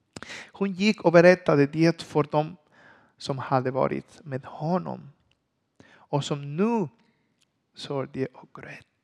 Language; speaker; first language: Swedish; non-native, learner; Spanish